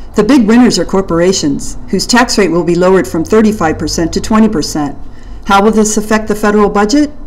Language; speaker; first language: English; native; English